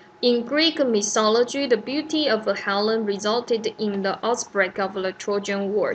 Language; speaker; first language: English; non-native, fluent; Chinese